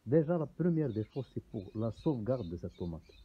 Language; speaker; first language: French; non-native, local second language; Arabic